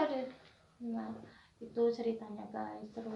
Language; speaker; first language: Indonesian; non-native, local second language; Javanese